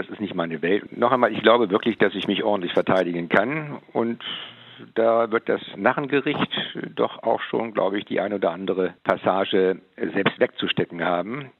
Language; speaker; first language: German; native; German